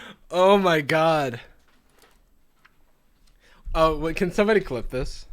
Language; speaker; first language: English; native; English